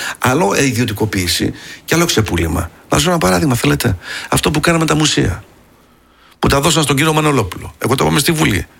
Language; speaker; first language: Greek; early bilingual, heritage; Greek